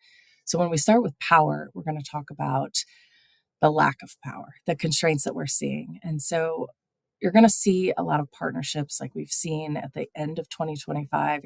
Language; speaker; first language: English; native; English